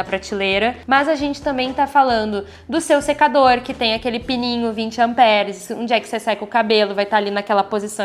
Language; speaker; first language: Portuguese; native; Portuguese